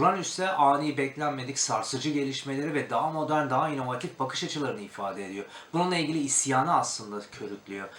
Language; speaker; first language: Turkish; native; Turkish